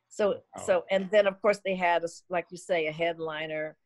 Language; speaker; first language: English; native; English